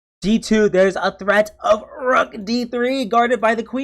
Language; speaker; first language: English; native; English